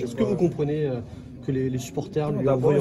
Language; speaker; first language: French; native; French